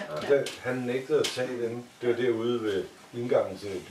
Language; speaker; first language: Danish; native; Danish